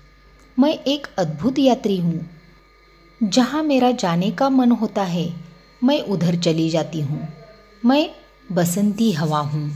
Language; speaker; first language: Hindi; non-native, local second language; Marathi